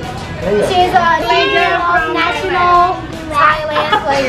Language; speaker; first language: English; non-native, learner; Thai